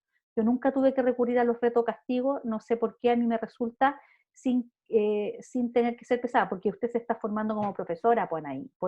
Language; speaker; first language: Spanish; native; Spanish